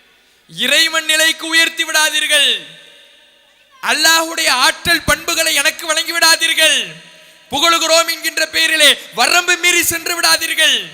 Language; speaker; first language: Tamil; native; Tamil